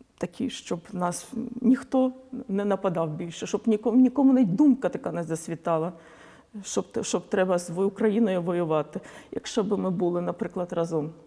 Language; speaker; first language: Ukrainian; non-native, local second language; Polish